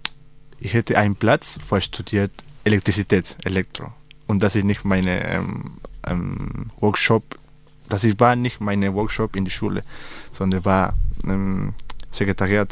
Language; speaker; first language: German; non-native, learner; Spanish